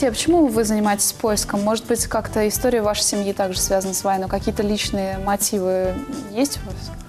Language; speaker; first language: Russian; native; Russian